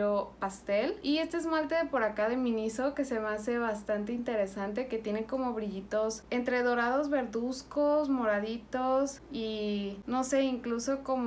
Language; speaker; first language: Spanish; native; Spanish